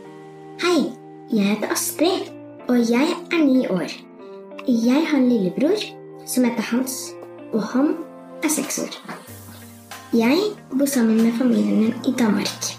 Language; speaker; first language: Norwegian; early bilingual, heritage; Norwegian